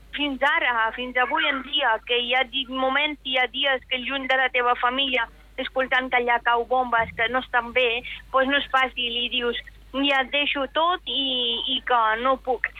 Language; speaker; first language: Catalan; non-native, fluent; Persian